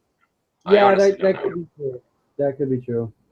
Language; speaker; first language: English; native; English